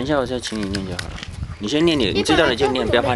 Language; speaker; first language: Chinese; native; Chinese